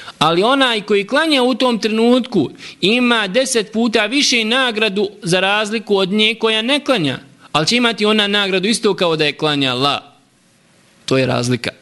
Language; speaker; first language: Bosnian; native; Bosnian